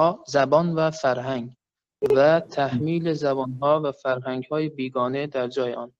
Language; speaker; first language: Persian; native; Persian